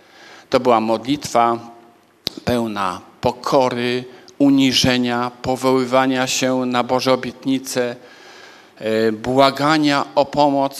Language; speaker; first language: Polish; native; Polish